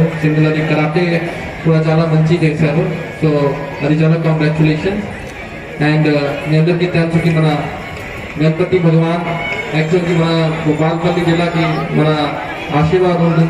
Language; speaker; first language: Telugu; non-native, learner; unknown